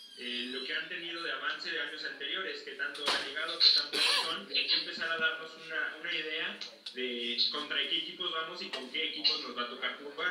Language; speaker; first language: Spanish; native; Spanish